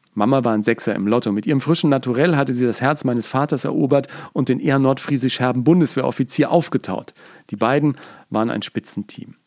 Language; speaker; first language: German; native; German